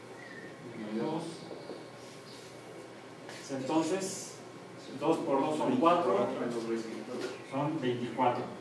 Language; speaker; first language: Spanish; native; Spanish